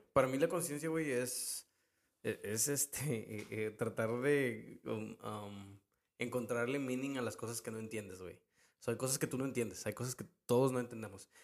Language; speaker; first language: Spanish; early bilingual, heritage; Spanish